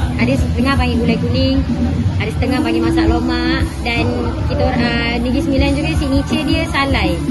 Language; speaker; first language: Malay; native; Malay